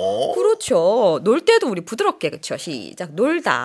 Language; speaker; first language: Korean; native; Korean